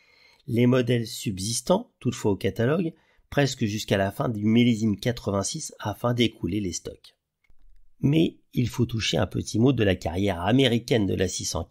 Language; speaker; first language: French; native; French